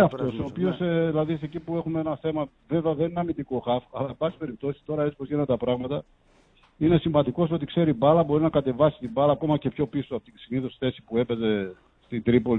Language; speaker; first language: Greek; native; Greek